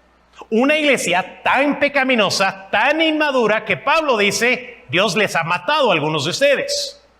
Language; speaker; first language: Spanish; non-native, fluent; English